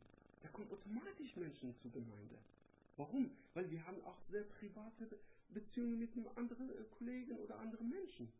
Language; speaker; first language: German; non-native, learner; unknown